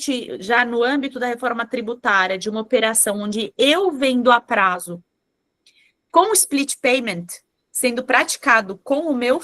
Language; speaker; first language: Portuguese; native; Portuguese